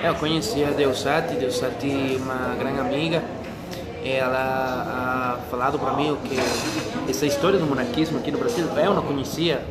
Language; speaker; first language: Portuguese; non-native, fluent; Spanish